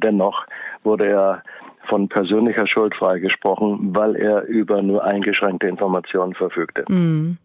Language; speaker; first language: German; native; German